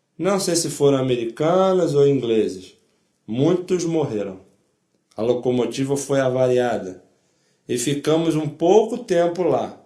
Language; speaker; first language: Portuguese; non-native, fluent; Polish